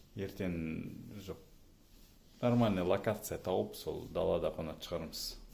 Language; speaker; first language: Kazakh; non-native, local second language; Russian